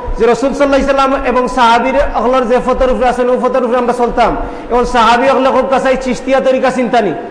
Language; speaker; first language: Bangla; native; Bangla